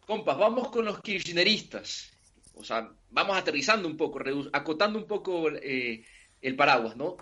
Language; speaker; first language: Spanish; native; Spanish